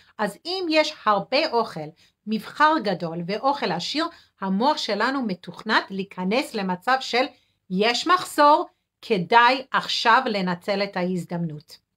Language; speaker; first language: Hebrew; non-native, fluent; English